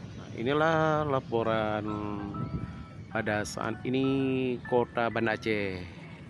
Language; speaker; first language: Indonesian; non-native, local second language; Achinese